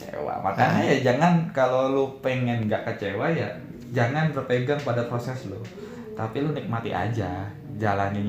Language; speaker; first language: Indonesian; native; Indonesian